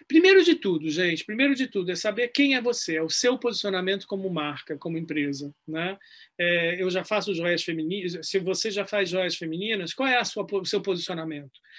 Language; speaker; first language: Portuguese; native; Portuguese